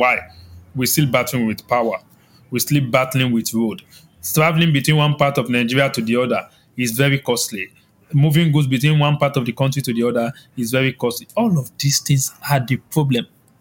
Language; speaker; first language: English; non-native, local second language; Yoruba